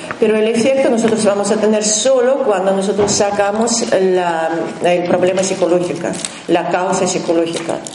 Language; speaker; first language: Spanish; non-native, learner; Russian